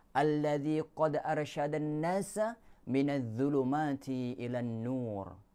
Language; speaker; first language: Arabic; non-native, learner; Indonesian